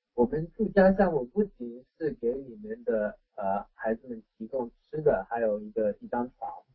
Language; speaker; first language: Chinese; non-native, fluent; English